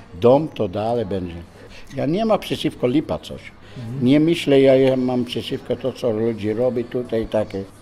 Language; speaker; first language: Polish; non-native, learner; Dutch